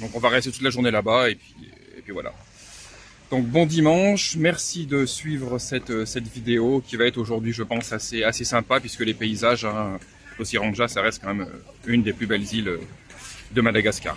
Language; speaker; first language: French; native; French